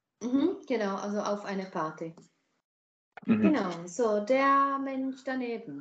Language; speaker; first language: German; non-native, fluent; Czech